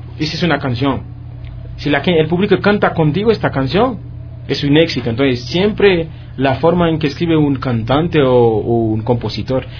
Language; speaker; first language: Spanish; non-native, fluent; Haitian Creole